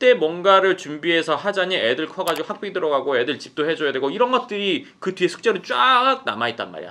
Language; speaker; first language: Korean; native; Korean